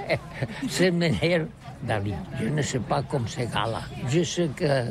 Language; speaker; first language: French; non-native, learner; Catalan